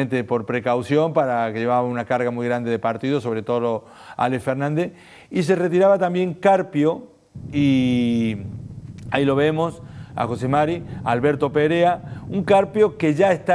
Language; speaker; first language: Spanish; native; Spanish